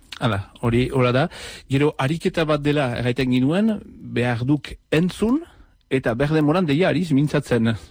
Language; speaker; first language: Basque; native; Basque